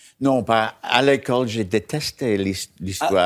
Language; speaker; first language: French; non-native, learner; English